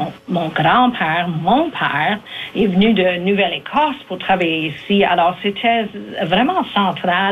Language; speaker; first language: French; native; French